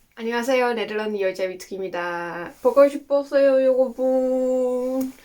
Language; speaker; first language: Korean; non-native, fluent; Dutch